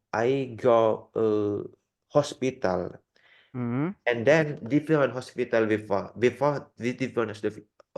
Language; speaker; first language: English; non-native, learner; Indonesian